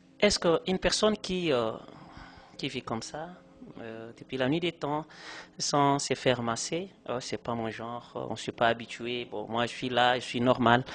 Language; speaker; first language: French; non-native, local second language; Lingala